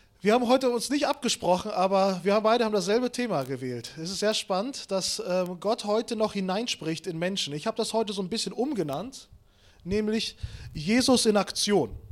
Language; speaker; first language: German; early bilingual, other home language; Russian